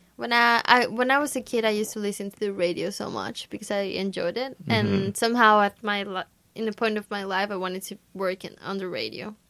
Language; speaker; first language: English; non-native, fluent; Spanish